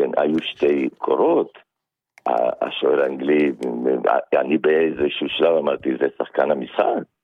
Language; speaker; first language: Hebrew; non-native, fluent; Spanish